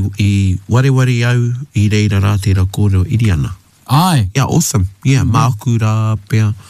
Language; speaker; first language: Māori; non-native, local second language; English